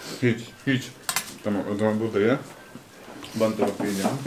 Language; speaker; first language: Turkish; non-native, learner; Arabic